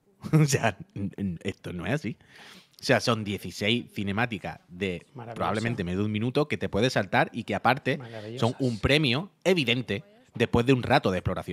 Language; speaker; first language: Spanish; native; Spanish